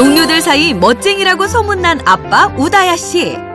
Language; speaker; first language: Korean; native; Korean